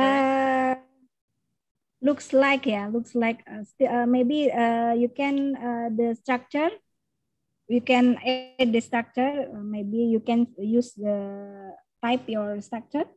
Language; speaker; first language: English; non-native, learner; Indonesian